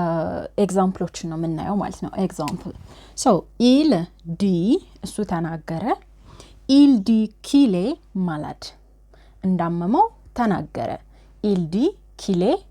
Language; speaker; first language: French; non-native, fluent; Amharic